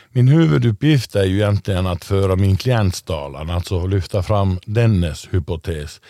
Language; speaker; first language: Swedish; native; Swedish